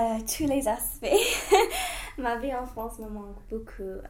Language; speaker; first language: French; non-native, fluent; English